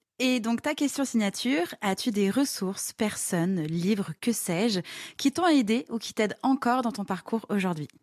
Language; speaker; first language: French; native; French